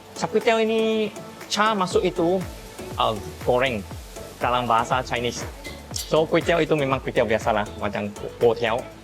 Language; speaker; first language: Malay; non-native, local second language; Min Nan Chinese